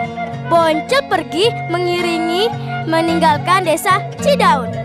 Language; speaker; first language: Indonesian; native; Indonesian